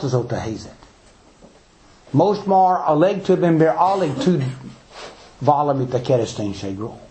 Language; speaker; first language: Hungarian; non-native, fluent; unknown